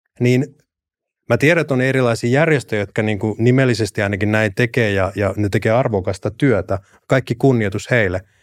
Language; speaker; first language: Finnish; early bilingual, other home language; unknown